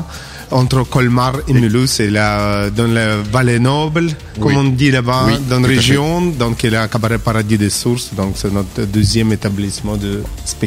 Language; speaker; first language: French; non-native, fluent; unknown